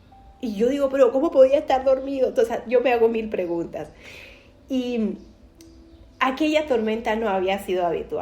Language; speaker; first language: Spanish; native; Spanish